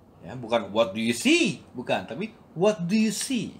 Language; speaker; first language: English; non-native, learner; Indonesian